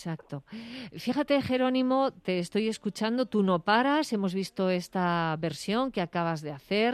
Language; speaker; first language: Spanish; native; Spanish